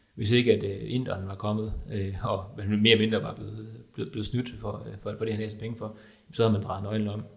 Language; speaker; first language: Danish; native; Danish